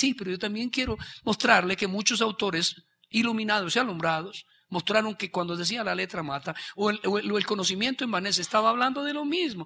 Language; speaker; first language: Spanish; native; Spanish